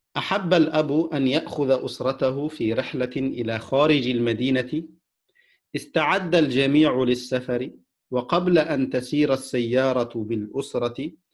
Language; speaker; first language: Arabic; non-native, fluent; Indonesian